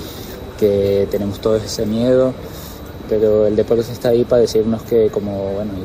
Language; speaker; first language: Spanish; native; Spanish